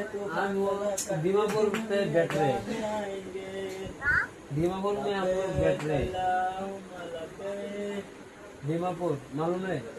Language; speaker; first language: Hindi; non-native, local second language; Bangla